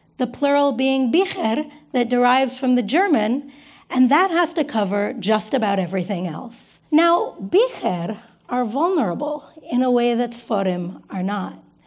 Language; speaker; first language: English; native; English